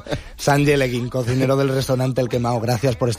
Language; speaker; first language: Spanish; native; Spanish